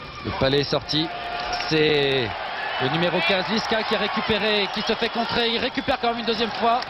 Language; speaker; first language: French; native; French